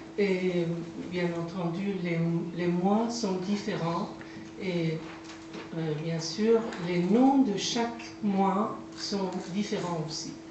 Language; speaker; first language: French; non-native, fluent; Persian